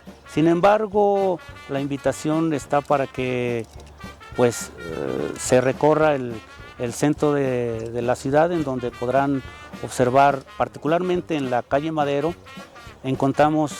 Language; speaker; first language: Spanish; native; Spanish